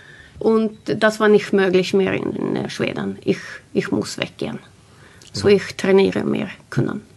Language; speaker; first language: German; non-native, learner; Swedish